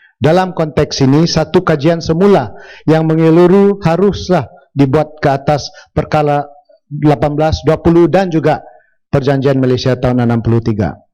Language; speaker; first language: Malay; non-native, local second language; Central Dusun